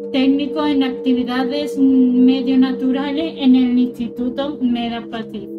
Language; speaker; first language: Spanish; early bilingual, other home language; Russian